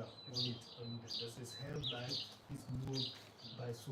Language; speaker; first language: German; non-native, fluent; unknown